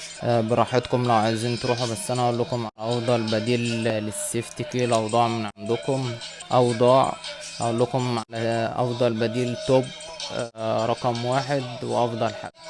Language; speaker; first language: Arabic; native; Arabic